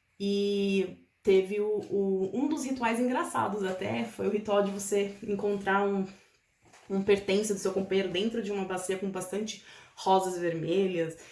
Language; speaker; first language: Portuguese; native; Portuguese